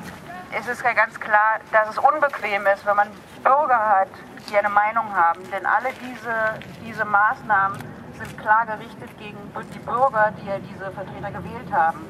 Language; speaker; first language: German; non-native, fluent; Catalan